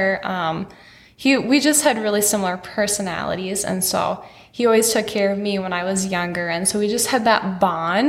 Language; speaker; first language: English; native; English